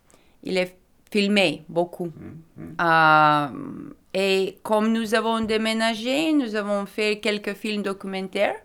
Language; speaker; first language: French; non-native, learner; Lithuanian